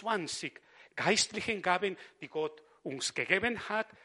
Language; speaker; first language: German; non-native, fluent; Spanish